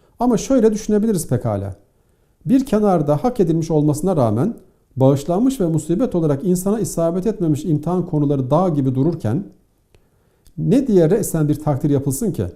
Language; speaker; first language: Turkish; native; Turkish